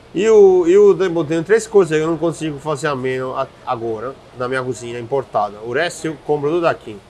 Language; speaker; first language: Portuguese; non-native, fluent; Italian